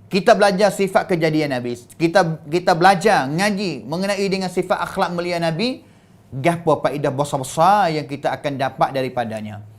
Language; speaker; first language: Malay; native; Malay